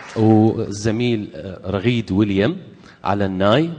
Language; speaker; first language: Arabic; native; Arabic